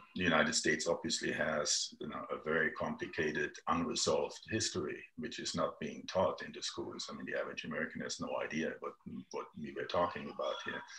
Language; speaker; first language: English; non-native, fluent; German